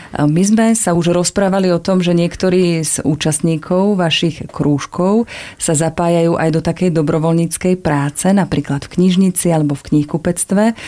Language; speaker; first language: Slovak; native; Slovak